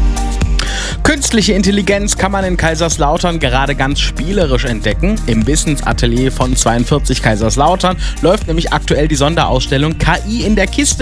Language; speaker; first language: German; native; German